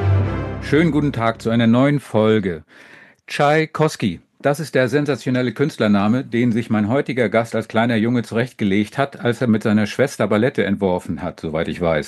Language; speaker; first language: German; native; German